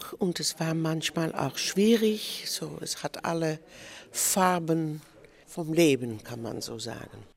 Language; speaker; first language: German; non-native, fluent; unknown